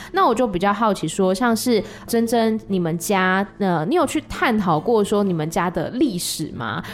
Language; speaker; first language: Chinese; native; Chinese